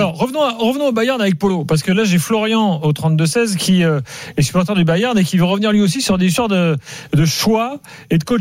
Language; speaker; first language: French; native; French